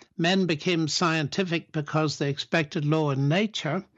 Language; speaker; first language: English; native; English